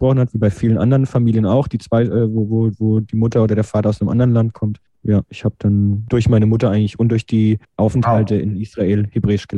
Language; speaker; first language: German; native; German